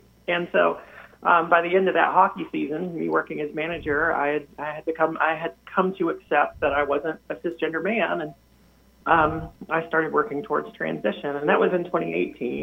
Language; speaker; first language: English; native; English